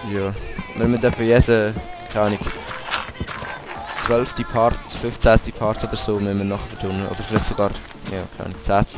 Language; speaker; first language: German; native; German